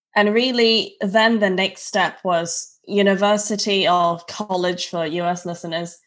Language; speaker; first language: English; non-native, local second language; Cantonese